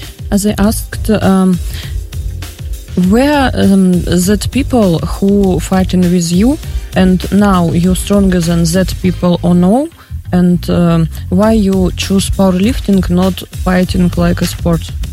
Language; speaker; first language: English; non-native, learner; Russian